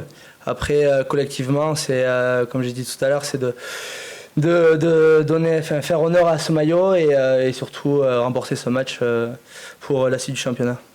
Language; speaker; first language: French; native; French